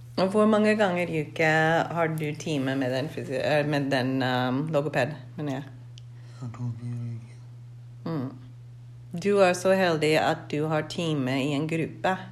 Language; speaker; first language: Norwegian; non-native, fluent; English